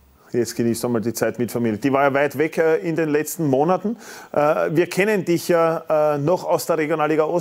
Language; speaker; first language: German; native; German